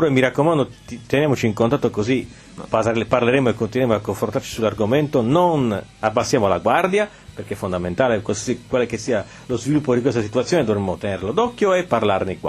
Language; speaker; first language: Italian; native; Italian